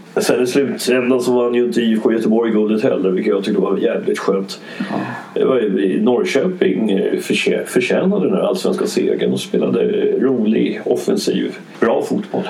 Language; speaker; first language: Swedish; early bilingual, other home language; English